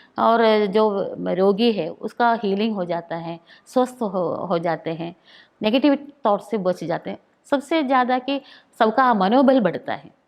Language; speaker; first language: Hindi; non-native, local second language; Malayalam